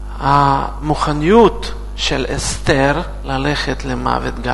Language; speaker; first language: Hebrew; non-native, learner; Russian